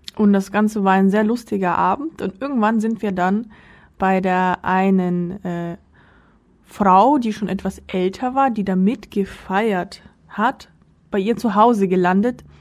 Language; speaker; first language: German; early bilingual, other home language; Russian